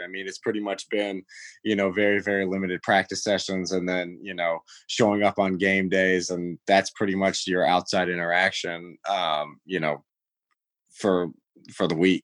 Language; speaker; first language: English; native; English